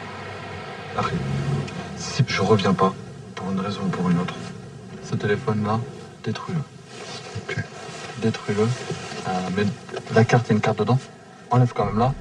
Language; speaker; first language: French; native; French